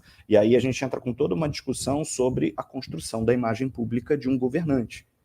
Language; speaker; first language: Portuguese; native; Portuguese